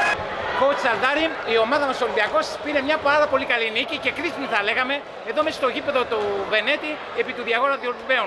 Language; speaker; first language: Greek; native; Greek